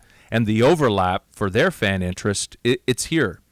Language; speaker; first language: English; native; English